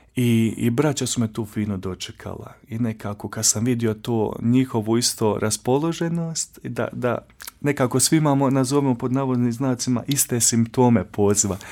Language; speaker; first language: Croatian; native; Croatian